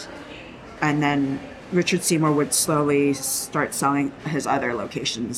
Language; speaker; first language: English; native; English